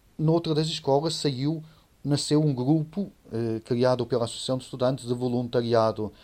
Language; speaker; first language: Portuguese; native; Portuguese